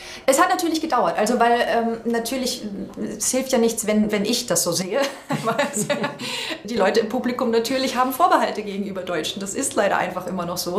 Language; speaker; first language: German; native; German